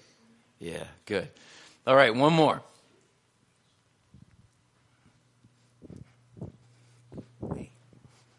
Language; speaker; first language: English; native; English